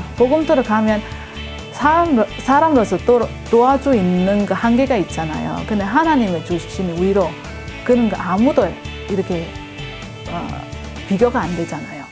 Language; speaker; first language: Korean; non-native, fluent; Indonesian